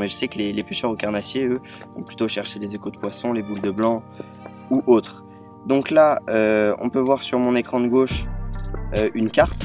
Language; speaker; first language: French; native; French